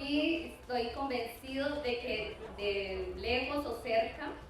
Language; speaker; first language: Spanish; native; Spanish